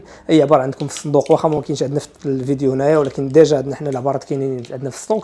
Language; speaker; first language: Arabic; native; Arabic